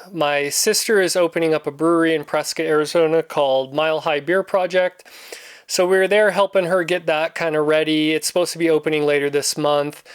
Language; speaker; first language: English; native; English